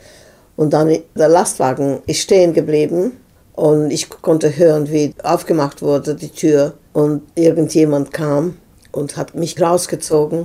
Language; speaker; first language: German; non-native, fluent; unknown